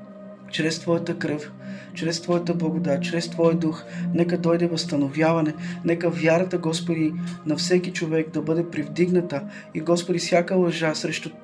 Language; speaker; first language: Bulgarian; native; Bulgarian